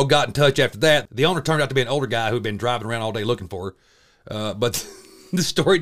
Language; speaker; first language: English; native; English